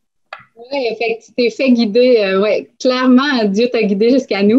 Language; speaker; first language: French; native; French